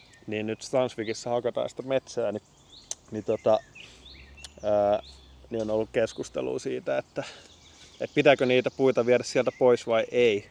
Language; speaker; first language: Finnish; native; Finnish